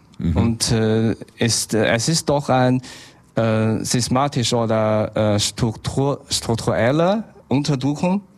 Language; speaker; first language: German; non-native, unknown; Chinese